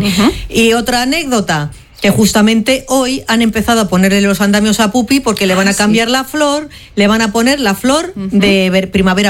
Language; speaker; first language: Spanish; native; Spanish